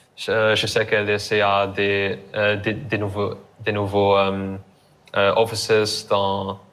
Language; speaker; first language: French; non-native, learner; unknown